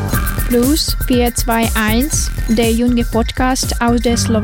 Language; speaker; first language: German; non-native, learner; Ukrainian